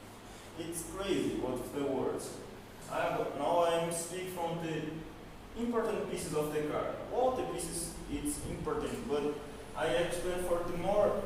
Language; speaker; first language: English; non-native, learner; Portuguese